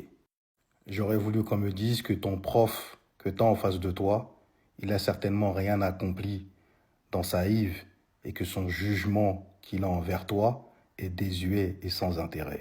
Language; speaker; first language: French; native; French